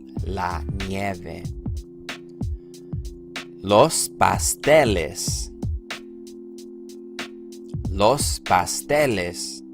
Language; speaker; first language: Spanish; non-native, fluent; English